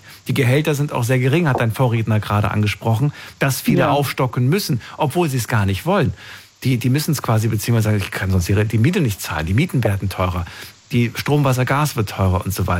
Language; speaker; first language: German; native; German